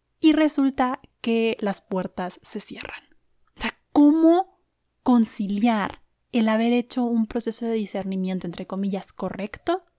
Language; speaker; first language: Spanish; native; Spanish